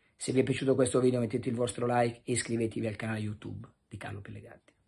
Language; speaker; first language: Italian; native; Italian